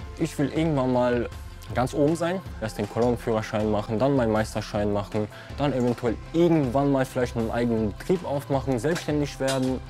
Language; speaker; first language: German; early bilingual, other home language; Bulgarian